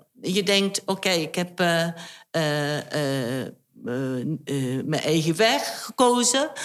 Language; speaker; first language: Dutch; non-native, fluent; Turkish